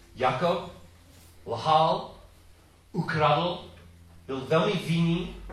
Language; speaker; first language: Czech; non-native, learner; English